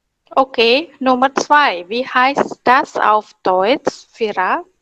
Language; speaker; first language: German; non-native, fluent; Indonesian